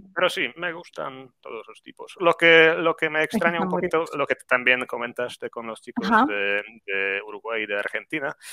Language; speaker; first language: Spanish; non-native, fluent; Polish